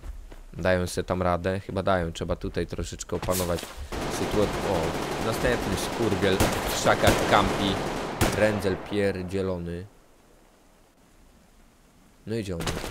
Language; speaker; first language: Polish; native; Polish